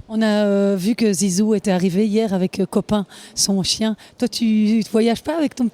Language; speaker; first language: French; native; French